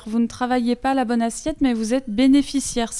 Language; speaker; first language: French; native; French